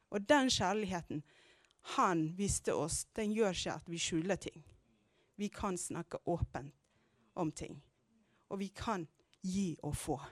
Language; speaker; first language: Norwegian; non-native, fluent; Amharic